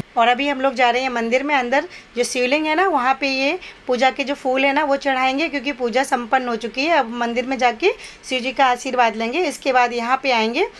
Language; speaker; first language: Hindi; native; Hindi